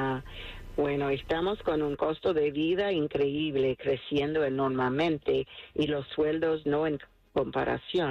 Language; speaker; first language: Spanish; non-native, fluent; English